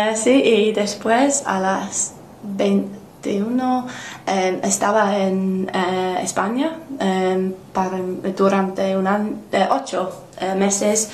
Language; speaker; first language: Spanish; non-native, learner; English